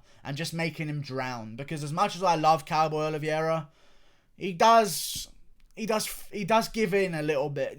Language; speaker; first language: English; native; English